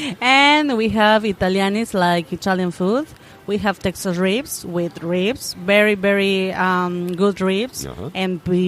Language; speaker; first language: English; non-native, learner; Spanish